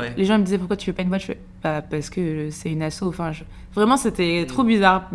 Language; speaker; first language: French; native; French